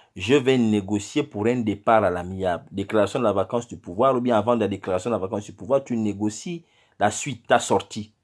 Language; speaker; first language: French; non-native, local second language; Fang